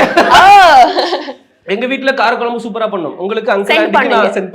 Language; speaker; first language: Tamil; native; Tamil